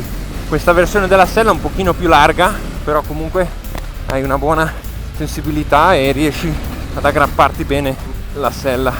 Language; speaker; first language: Italian; native; Italian